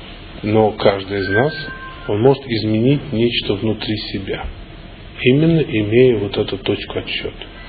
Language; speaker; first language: Russian; native; Russian